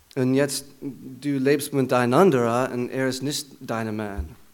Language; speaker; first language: German; non-native, learner; English